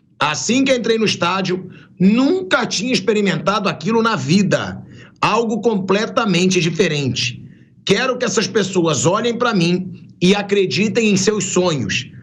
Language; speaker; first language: Portuguese; native; Portuguese